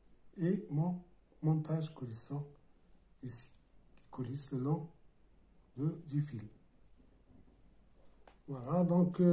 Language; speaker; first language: French; non-native, local second language; Arabic